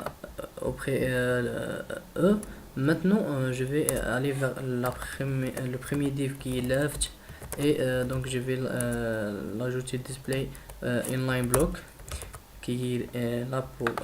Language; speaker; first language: French; non-native, learner; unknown